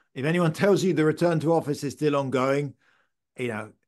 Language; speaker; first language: English; native; English